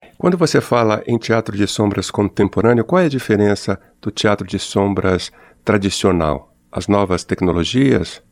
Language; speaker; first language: Portuguese; native; Portuguese